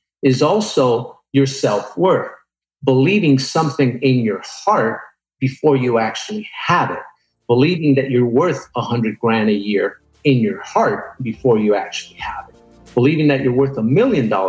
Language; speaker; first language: English; native; English